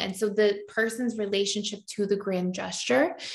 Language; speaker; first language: English; native; English